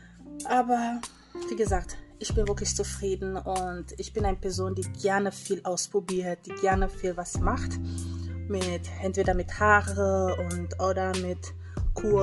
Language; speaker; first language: German; non-native, fluent; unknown